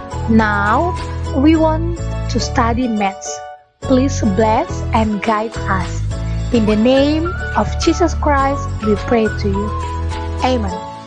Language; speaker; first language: English; non-native, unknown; Indonesian